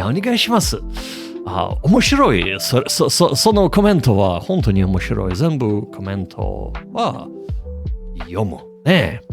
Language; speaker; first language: Japanese; non-native, learner; English